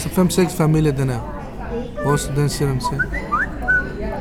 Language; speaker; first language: Danish; non-native, learner; Kurdish